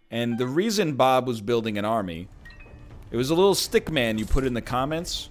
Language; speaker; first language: English; native; English